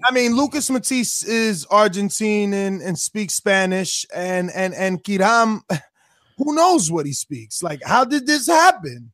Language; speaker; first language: English; native; English